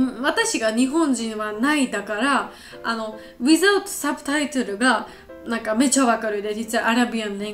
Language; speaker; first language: Japanese; non-native, learner; Georgian